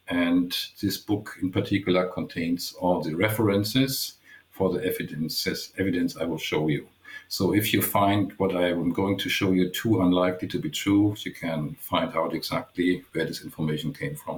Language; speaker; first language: English; non-native, fluent; German